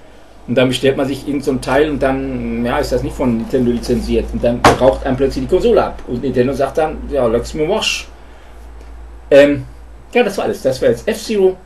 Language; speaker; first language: German; native; German